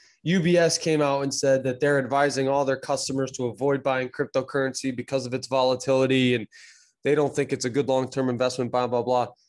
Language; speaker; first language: English; native; English